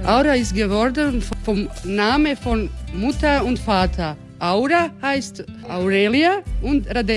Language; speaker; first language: German; non-native, fluent; Croatian